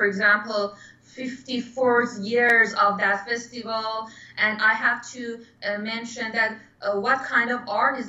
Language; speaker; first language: English; non-native, learner; Persian